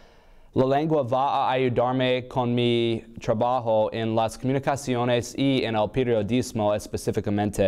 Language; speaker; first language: Spanish; non-native, learner; English